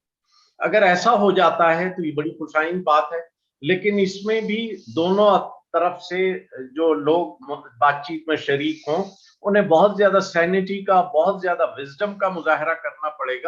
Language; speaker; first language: Urdu; native; Urdu